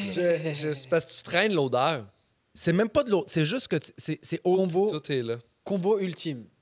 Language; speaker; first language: French; native; French